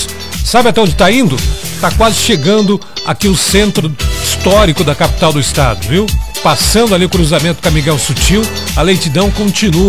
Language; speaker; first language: Portuguese; native; Portuguese